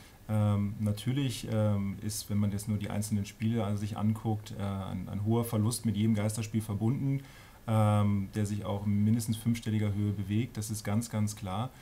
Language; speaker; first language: German; native; German